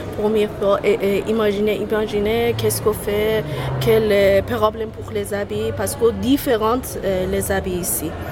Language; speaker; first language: French; non-native, learner; Persian